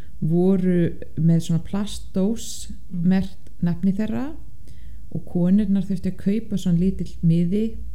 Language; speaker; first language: Icelandic; non-native, fluent; English